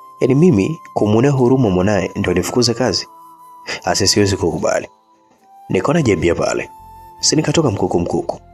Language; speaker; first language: Swahili; native; Swahili